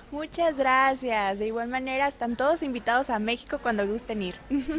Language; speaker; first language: Spanish; native; Spanish